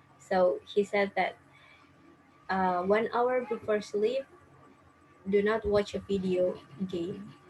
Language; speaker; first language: English; non-native, fluent; Indonesian